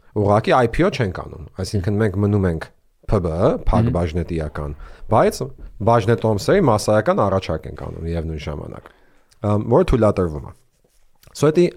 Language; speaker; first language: Armenian; early bilingual, heritage; Armenian